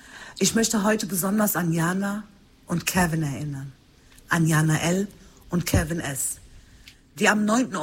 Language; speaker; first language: German; early bilingual, other home language; Turkish